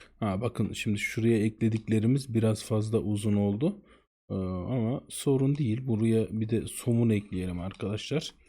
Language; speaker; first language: Turkish; native; Turkish